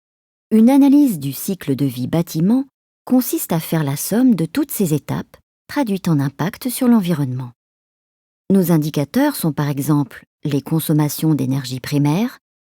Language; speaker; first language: French; native; French